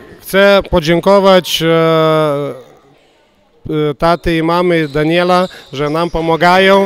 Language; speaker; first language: Polish; non-native, learner; Lithuanian